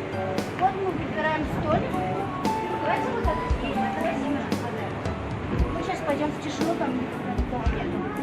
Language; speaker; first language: Russian; native; Russian